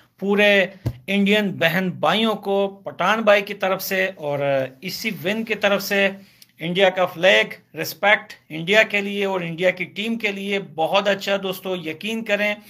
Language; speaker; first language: Urdu; non-native, fluent; Pashto